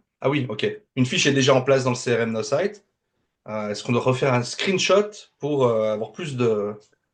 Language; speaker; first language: French; native; French